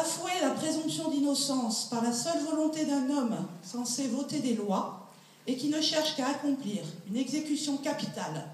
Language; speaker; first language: French; native; French